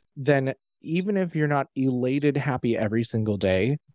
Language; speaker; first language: English; native; English